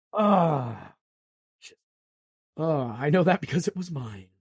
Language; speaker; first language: English; native; English